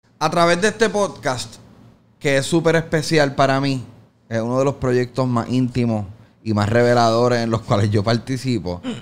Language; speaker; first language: Spanish; native; Spanish